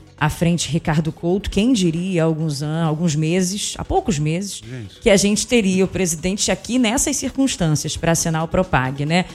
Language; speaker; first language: Portuguese; native; Portuguese